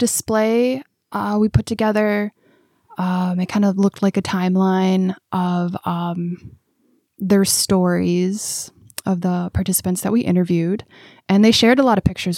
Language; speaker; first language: English; native; English